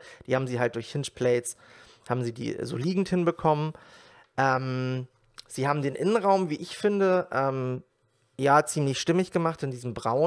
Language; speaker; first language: German; native; German